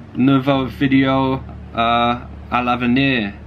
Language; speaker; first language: French; non-native, learner; English